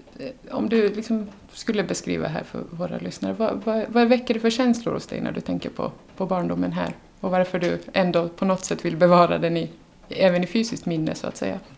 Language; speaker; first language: Swedish; native; Swedish